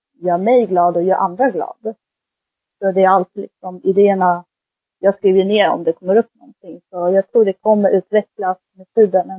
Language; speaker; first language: Swedish; early bilingual, other home language; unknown